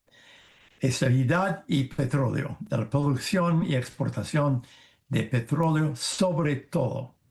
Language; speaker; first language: Spanish; non-native, fluent; English